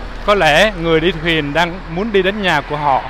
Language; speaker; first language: Vietnamese; non-native, learner; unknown